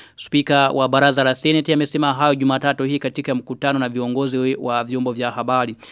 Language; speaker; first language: Swahili; non-native, local second language; Rundi